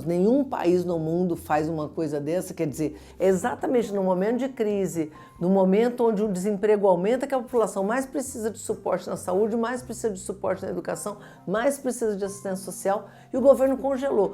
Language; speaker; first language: Portuguese; native; Portuguese